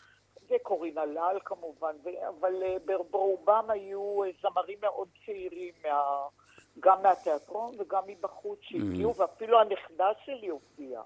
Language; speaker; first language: Hebrew; native; Hebrew